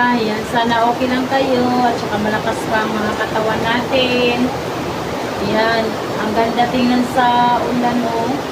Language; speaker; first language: Filipino; non-native, local second language; Cebuano